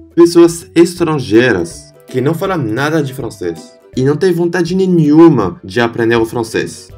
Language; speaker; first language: Portuguese; non-native, fluent; French